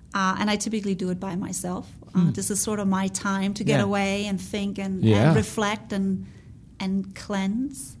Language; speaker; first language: English; non-native, fluent; Danish